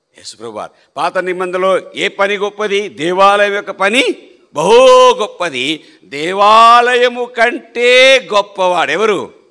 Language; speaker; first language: Telugu; non-native, local second language; Malayalam